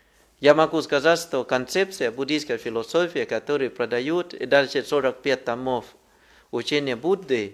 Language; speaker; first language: Russian; non-native, learner; Thai